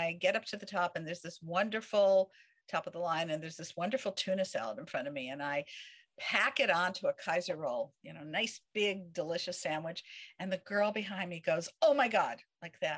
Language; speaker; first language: English; native; English